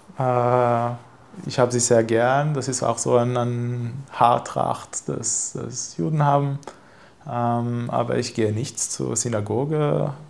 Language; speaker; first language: German; non-native, fluent; Hebrew